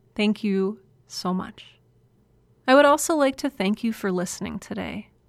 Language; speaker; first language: English; native; English